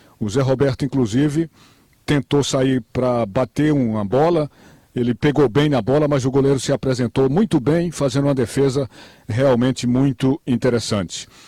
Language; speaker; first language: Portuguese; native; Portuguese